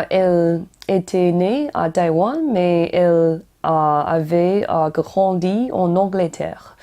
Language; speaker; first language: French; non-native, learner; Chinese